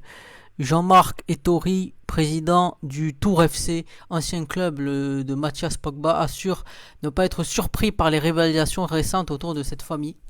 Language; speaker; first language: French; native; French